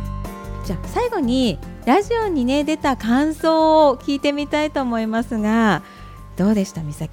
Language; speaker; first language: Japanese; native; Japanese